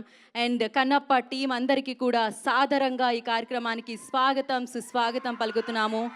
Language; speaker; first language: Telugu; native; Telugu